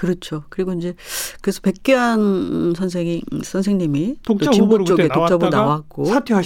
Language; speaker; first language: Korean; native; Korean